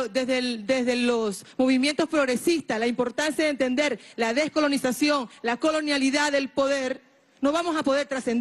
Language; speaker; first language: Spanish; native; Spanish